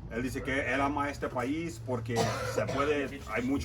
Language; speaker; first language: Spanish; early bilingual, heritage; Spanish